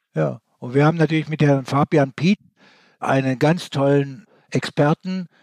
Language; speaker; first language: German; native; German